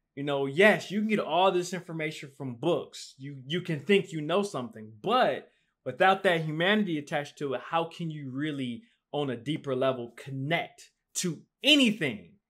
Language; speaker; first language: English; native; English